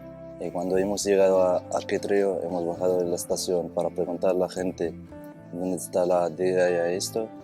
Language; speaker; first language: Spanish; non-native, fluent; Arabic